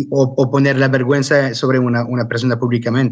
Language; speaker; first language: Spanish; non-native, fluent; French